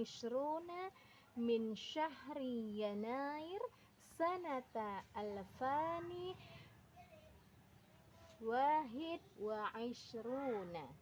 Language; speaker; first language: Arabic; non-native, fluent; Indonesian